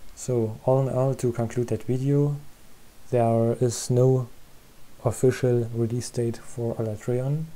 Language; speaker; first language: English; non-native, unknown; German